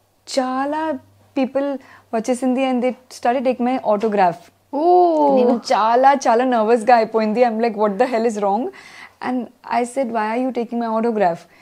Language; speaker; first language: Telugu; non-native, learner; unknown